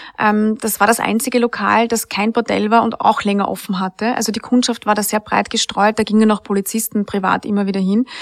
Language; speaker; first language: German; native; German